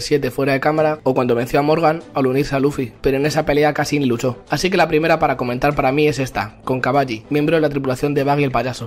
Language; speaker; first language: Spanish; native; Spanish